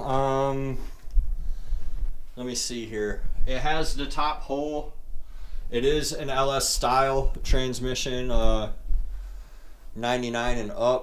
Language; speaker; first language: English; native; English